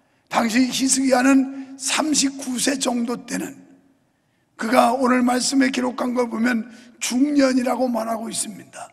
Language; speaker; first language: Korean; native; Korean